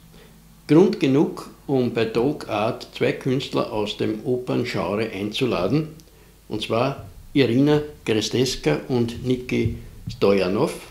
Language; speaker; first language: German; native; German